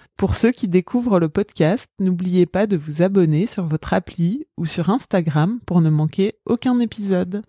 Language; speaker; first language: French; native; French